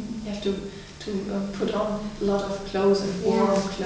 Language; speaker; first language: English; non-native, fluent; German